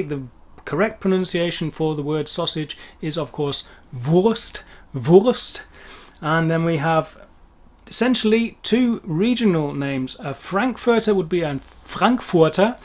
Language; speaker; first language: English; native; English